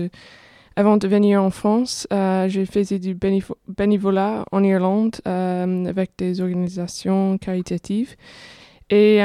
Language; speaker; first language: French; non-native, fluent; English